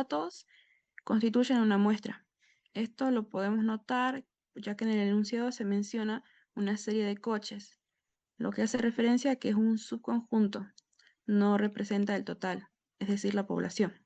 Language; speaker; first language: Spanish; native; Spanish